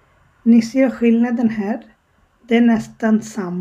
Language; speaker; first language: Swedish; non-native, learner; Bangla